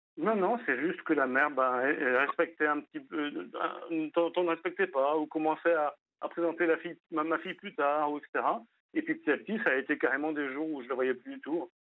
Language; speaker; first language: French; native; French